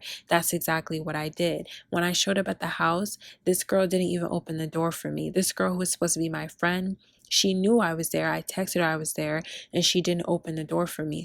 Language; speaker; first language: English; early bilingual, other home language; Spanish